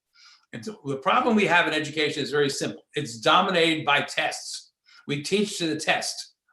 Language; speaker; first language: English; native; English